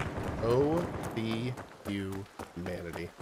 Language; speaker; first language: English; native; English